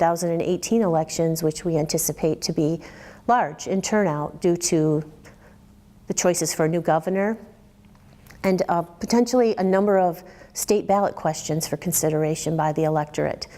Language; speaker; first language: English; native; English